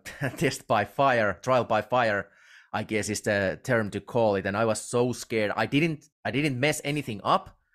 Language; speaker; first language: English; non-native, fluent; Finnish